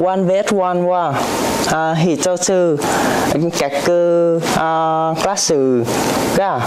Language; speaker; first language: Japanese; non-native, learner; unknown